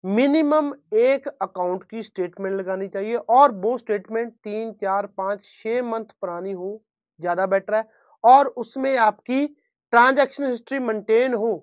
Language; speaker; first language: Hindi; non-native, local second language; Punjabi